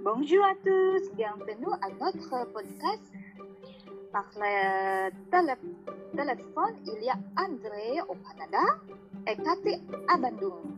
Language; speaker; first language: French; non-native, learner; Indonesian